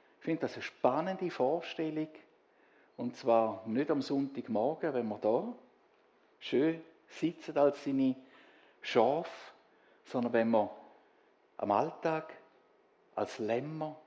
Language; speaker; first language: German; native; German